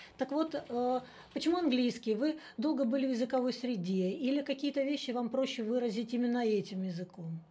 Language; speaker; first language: Russian; native; Russian